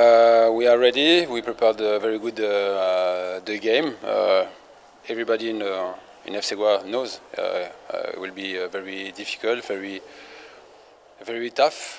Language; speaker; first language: English; non-native, fluent; French